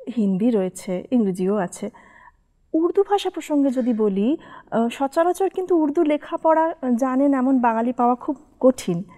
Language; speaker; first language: Bangla; native; Bangla